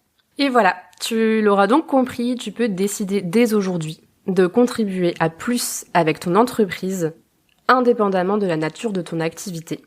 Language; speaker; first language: French; native; French